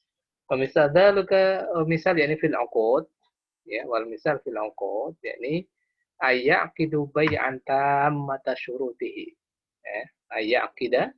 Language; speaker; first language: Arabic; non-native, fluent; Indonesian